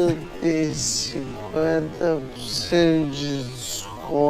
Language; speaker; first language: Portuguese; native; Portuguese